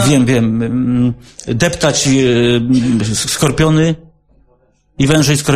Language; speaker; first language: Polish; non-native, learner; Russian